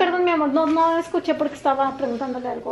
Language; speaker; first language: Spanish; native; Spanish